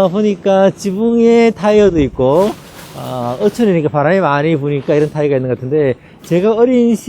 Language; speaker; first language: Korean; native; Korean